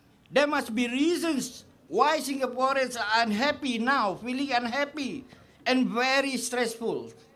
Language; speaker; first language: English; non-native, local second language; Malay